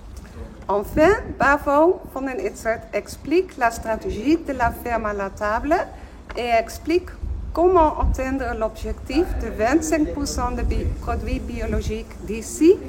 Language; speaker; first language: French; non-native, fluent; Dutch